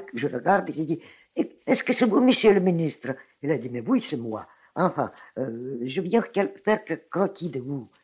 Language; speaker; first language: French; non-native, fluent; Russian